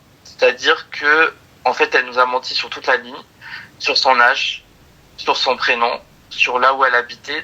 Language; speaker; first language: French; native; French